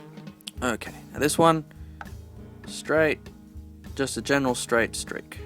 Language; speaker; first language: English; native; English